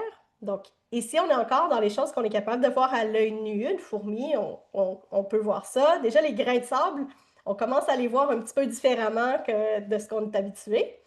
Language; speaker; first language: French; native; French